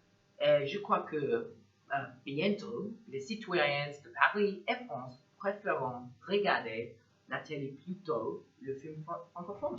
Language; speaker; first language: French; non-native, learner; English